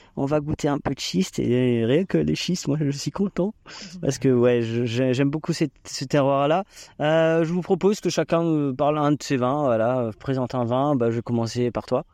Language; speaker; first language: French; native; French